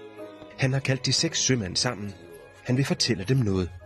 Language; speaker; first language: Danish; native; Danish